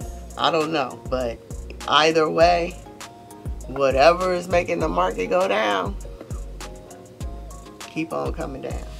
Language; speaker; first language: English; native; English